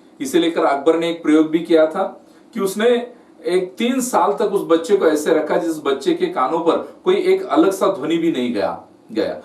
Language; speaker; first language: Hindi; non-native, local second language; Marathi